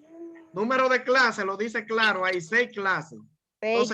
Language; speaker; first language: Spanish; native; Spanish